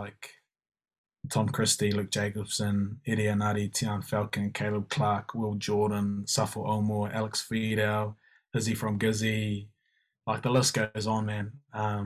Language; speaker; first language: English; native; English